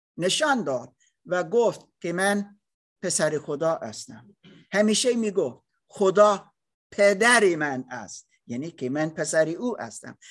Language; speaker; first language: Persian; non-native, learner; English